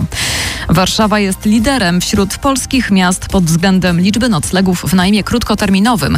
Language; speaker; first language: Polish; native; Polish